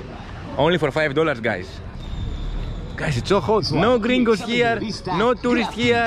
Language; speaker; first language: English; non-native, fluent; Greek